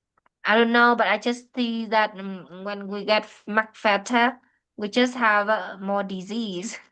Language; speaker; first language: English; non-native, fluent; Vietnamese